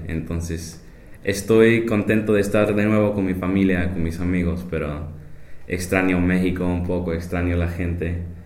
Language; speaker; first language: Spanish; non-native, fluent; English